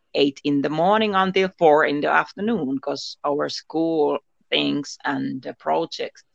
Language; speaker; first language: English; non-native, learner; Finnish